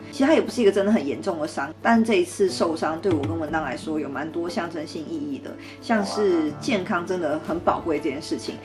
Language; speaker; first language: Chinese; native; Chinese